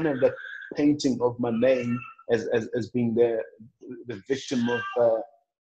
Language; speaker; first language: English; non-native, local second language; Northern Sotho